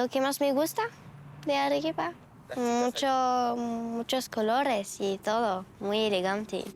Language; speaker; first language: Spanish; non-native, learner; French